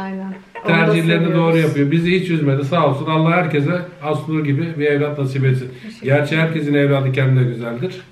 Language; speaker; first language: Turkish; native; Turkish